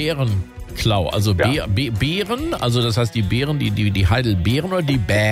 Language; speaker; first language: German; native; German